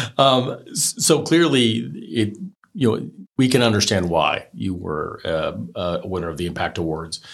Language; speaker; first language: English; native; English